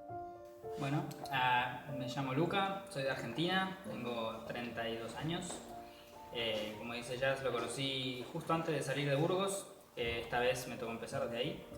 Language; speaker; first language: Spanish; native; Spanish